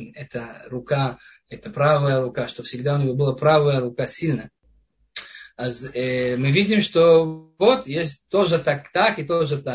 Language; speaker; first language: Russian; non-native, fluent; Hebrew